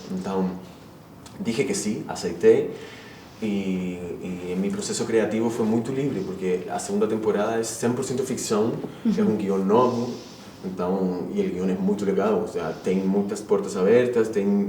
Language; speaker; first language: Portuguese; non-native, fluent; Spanish